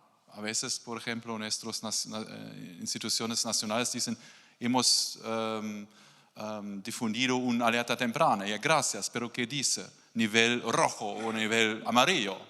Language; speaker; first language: Spanish; non-native, learner; German